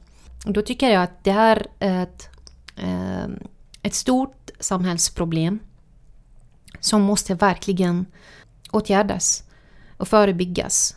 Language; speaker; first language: Swedish; non-native, fluent; Arabic